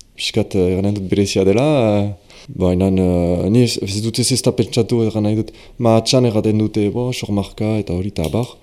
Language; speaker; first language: Basque; non-native, local second language; French